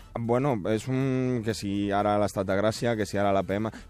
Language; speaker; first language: Catalan; early bilingual, other home language; Spanish